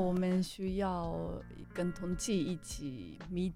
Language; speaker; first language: Chinese; non-native, fluent; Japanese